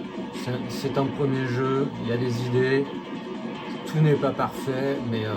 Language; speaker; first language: French; native; French